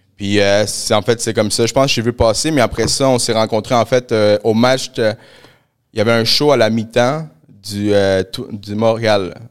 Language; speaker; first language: French; early bilingual, other home language; Spanish